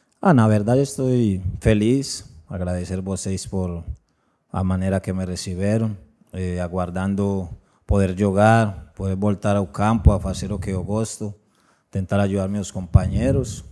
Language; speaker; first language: Portuguese; non-native, learner; Spanish